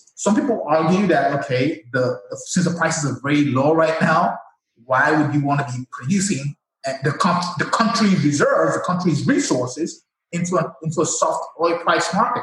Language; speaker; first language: English; non-native, local second language; Yoruba